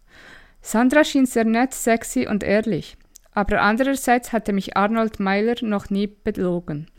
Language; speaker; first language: German; native; German